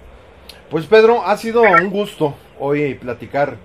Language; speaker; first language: Spanish; native; Spanish